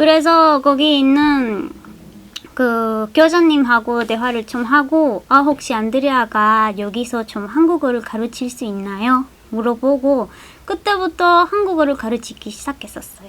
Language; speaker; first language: Korean; non-native, fluent; Spanish